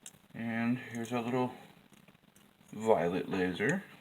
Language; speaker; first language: English; native; English